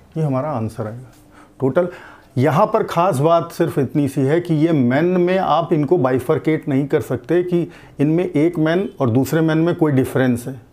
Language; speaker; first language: Hindi; native; Hindi